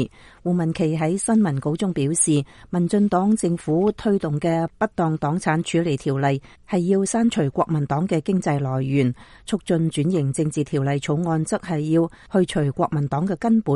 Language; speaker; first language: Chinese; native; Chinese